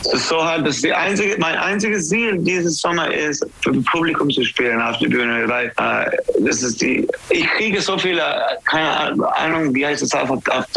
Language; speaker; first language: German; non-native, fluent; English